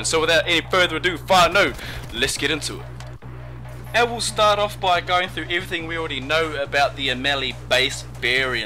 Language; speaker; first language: English; native; English